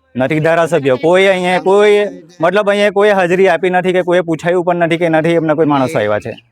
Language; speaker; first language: Gujarati; native; Gujarati